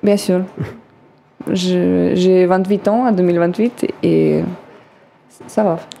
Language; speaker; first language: French; non-native, learner; Russian